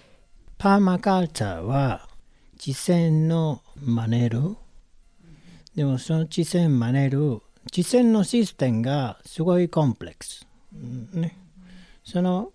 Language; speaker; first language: Japanese; non-native, learner; Spanish